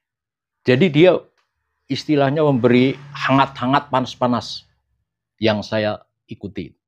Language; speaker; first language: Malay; non-native, local second language; Javanese